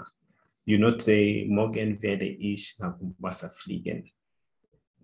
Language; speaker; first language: German; non-native, fluent; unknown